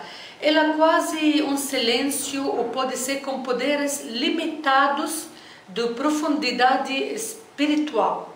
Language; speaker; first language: Portuguese; non-native, fluent; Arabic